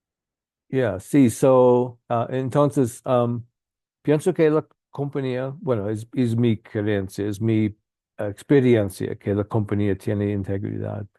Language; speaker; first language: Spanish; non-native, learner; English